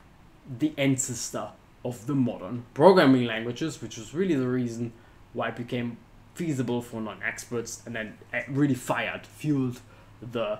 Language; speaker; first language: English; non-native, fluent; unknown